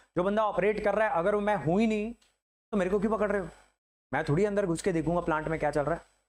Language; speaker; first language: Hindi; native; Hindi